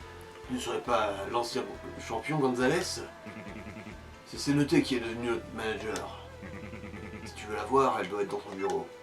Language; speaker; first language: French; native; French